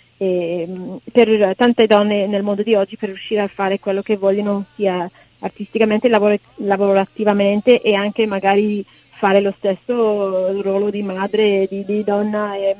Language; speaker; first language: Italian; non-native, fluent; English